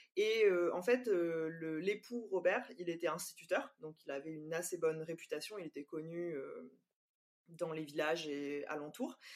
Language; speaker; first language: French; native; French